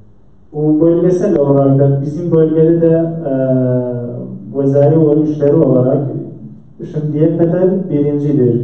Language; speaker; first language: Turkish; non-native, fluent; Central Kurdish